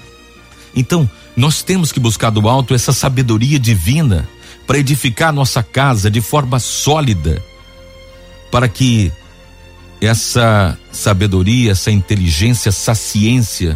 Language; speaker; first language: Portuguese; native; Portuguese